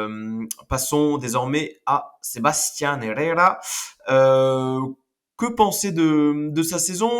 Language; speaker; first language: French; native; French